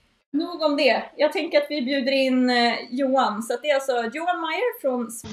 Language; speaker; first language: Swedish; native; Swedish